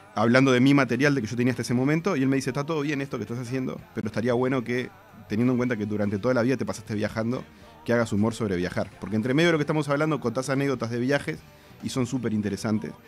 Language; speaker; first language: Spanish; native; Spanish